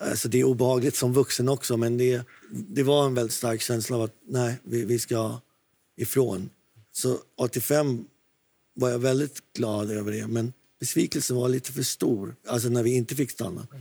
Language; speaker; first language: Swedish; non-native, fluent; Arabic